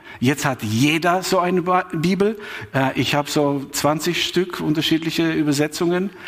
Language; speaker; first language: German; non-native, fluent; Albanian